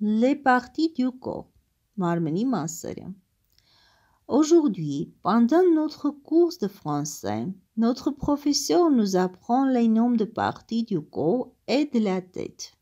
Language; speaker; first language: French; non-native, fluent; Armenian